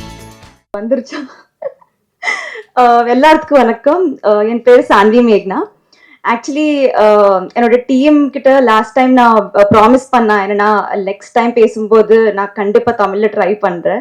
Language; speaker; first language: Tamil; non-native, learner; Telugu